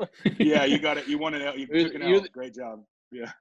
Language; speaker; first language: English; native; English